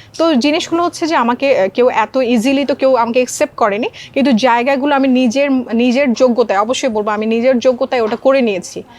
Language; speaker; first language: Bangla; non-native, local second language; Marma